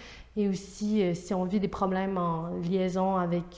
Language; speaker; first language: French; native; French